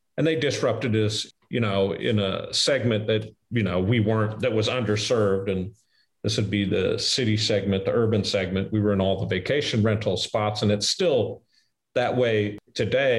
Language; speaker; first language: English; native; English